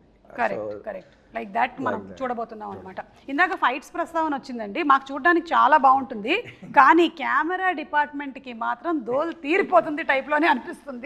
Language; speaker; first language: Telugu; native; Telugu